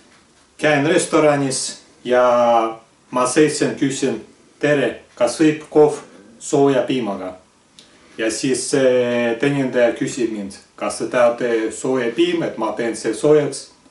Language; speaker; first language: Estonian; non-native, local second language; Russian